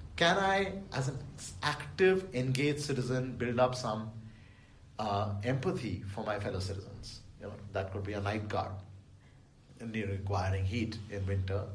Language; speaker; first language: English; non-native, local second language; Bangla